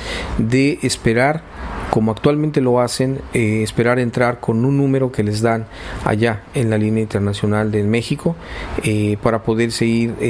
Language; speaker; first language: Spanish; native; Spanish